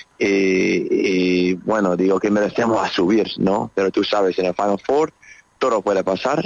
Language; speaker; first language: Spanish; non-native, fluent; English